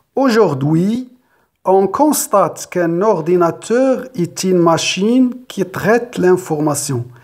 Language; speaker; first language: French; non-native, local second language; Arabic